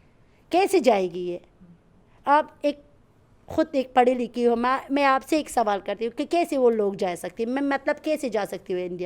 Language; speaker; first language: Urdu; non-native, learner; Persian